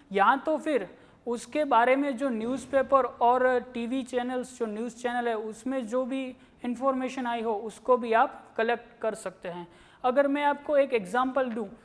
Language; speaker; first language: Hindi; non-native, local second language; Gujarati